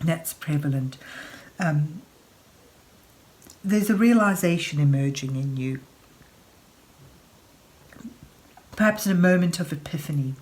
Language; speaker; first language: English; native; English